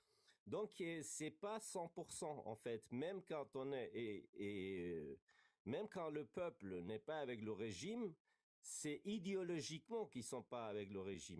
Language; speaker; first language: French; non-native, fluent; Kurdish